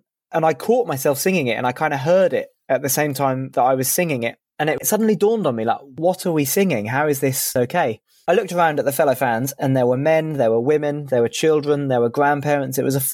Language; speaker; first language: English; native; English